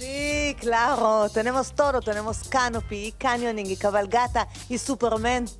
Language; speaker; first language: Spanish; non-native, learner; Hebrew